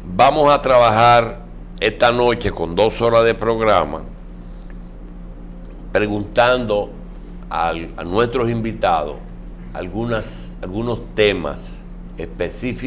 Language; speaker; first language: Spanish; native; Spanish